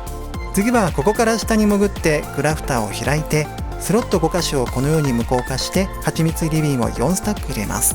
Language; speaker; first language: Japanese; native; Japanese